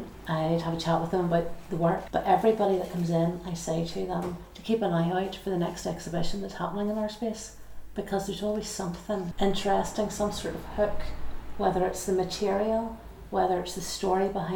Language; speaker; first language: English; native; English